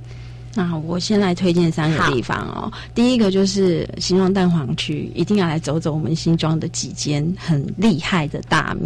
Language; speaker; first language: Chinese; native; Chinese